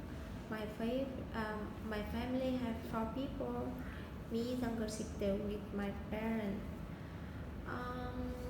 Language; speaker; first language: English; non-native, learner; Vietnamese